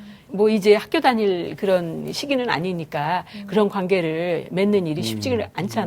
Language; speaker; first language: Korean; native; Korean